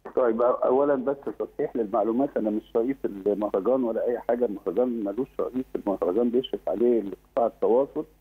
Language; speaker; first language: Arabic; native; Arabic